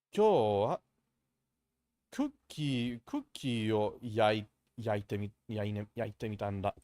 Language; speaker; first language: Japanese; non-native, learner; Greek